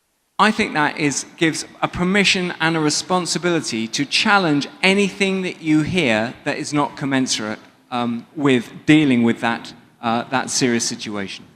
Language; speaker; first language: English; native; English